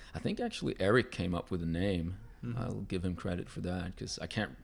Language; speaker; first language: English; non-native, fluent; Spanish